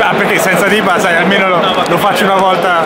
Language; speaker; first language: Italian; native; Italian